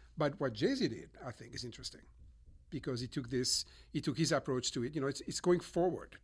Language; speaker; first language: English; non-native, fluent; French